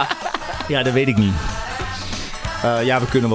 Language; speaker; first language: Dutch; native; Dutch